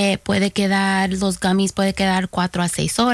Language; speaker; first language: Spanish; early bilingual, heritage; Spanish